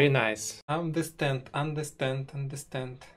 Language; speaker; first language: English; non-native, learner; Russian